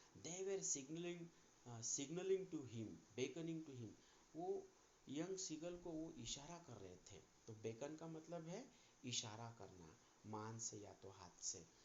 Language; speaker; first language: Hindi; non-native, local second language; Marathi